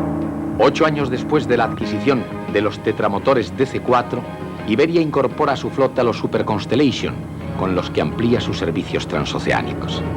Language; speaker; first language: Spanish; native; Spanish